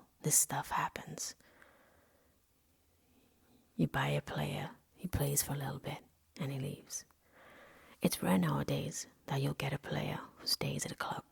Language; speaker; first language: English; non-native, local second language; Welsh